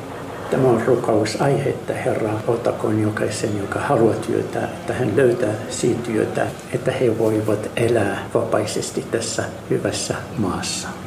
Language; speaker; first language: Finnish; non-native, fluent; Arabic